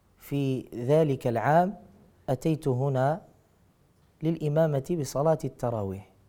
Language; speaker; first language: Arabic; native; Arabic